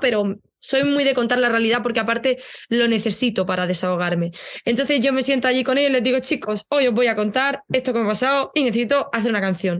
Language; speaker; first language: Spanish; native; Spanish